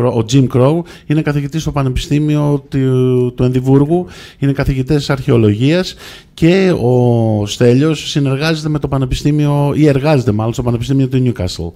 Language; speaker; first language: Greek; native; Greek